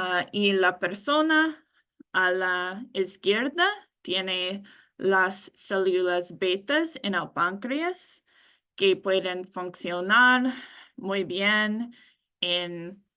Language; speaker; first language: Spanish; non-native, learner; English